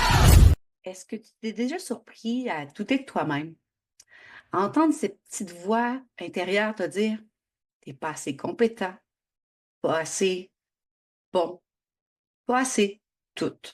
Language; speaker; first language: French; native; French